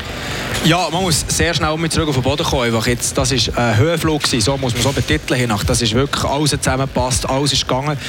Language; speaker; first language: German; native; German